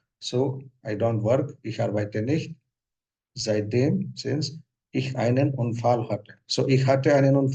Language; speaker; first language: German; non-native, fluent; Hindi